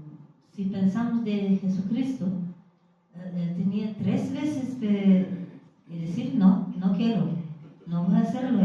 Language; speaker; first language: Spanish; non-native, fluent; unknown